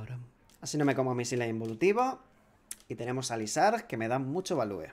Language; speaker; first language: Spanish; native; Spanish